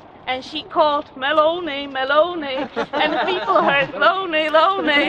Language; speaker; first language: English; non-native, fluent; Czech